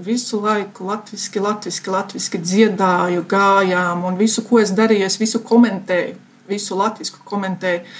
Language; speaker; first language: Latvian; native; Latvian